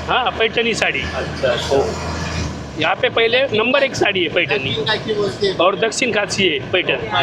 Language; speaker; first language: Hindi; non-native, local second language; Marathi